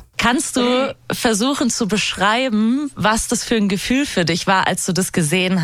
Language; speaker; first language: German; native; German